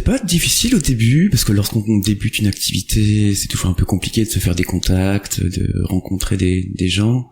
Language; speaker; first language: French; native; French